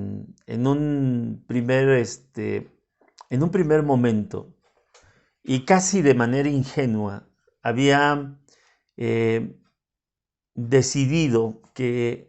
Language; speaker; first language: Spanish; native; Spanish